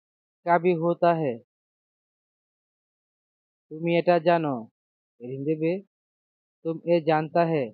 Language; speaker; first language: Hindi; non-native, learner; Bangla